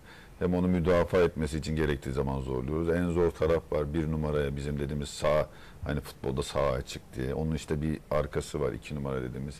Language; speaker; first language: Turkish; native; Turkish